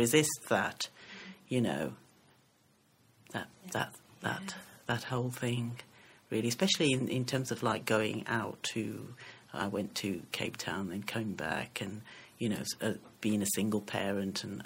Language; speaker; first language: English; native; English